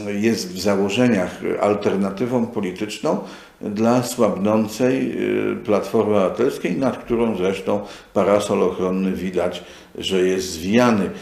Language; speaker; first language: Polish; native; Polish